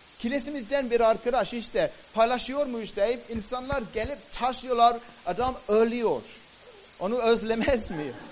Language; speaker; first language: Turkish; native; Turkish